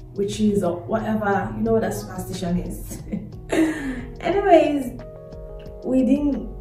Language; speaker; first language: English; non-native, local second language; Yoruba